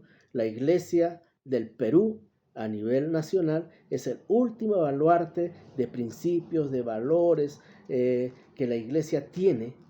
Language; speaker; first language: Spanish; native; Spanish